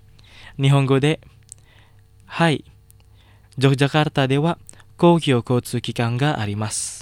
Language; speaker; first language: Japanese; non-native, fluent; Indonesian